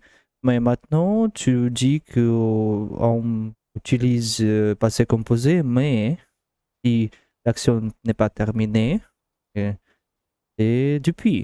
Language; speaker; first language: French; non-native, learner; Russian